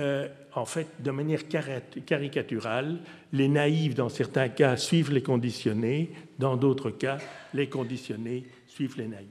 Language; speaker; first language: French; native; French